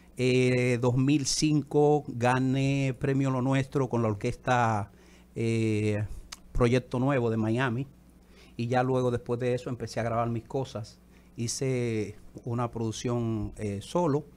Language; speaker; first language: Spanish; native; Spanish